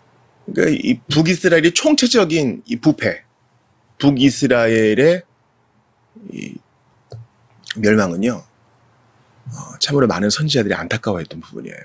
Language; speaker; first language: Korean; native; Korean